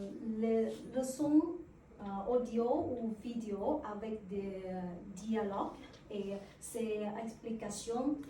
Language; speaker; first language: French; non-native, learner; Vietnamese